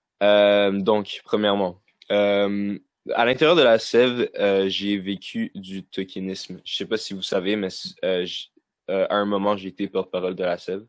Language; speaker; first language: French; native; French